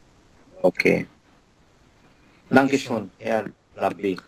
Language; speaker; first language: German; non-native, fluent; Bangla